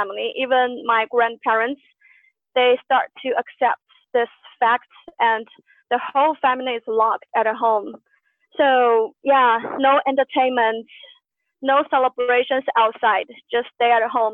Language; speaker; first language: English; non-native, fluent; Chinese